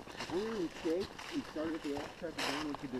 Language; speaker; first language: English; native; English